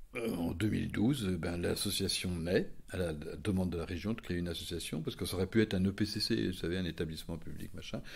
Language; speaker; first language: French; native; French